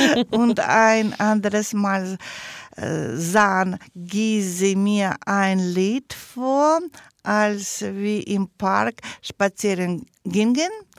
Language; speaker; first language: German; non-native, learner; Ukrainian